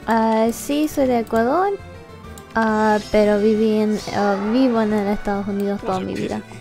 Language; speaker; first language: Spanish; early bilingual, heritage; Spanish